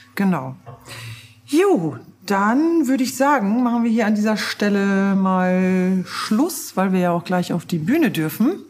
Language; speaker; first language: German; native; German